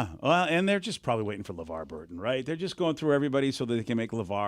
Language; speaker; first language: English; native; English